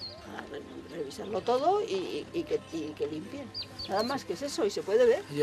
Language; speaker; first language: Spanish; native; Spanish